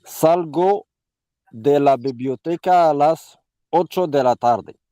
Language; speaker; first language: Spanish; non-native, learner; Arabic